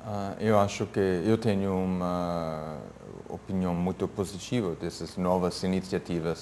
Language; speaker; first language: Portuguese; non-native, fluent; English